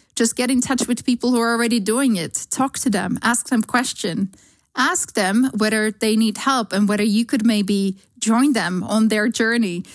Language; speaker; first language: English; non-native, fluent; Slovak